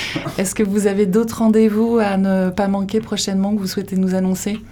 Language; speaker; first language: French; native; French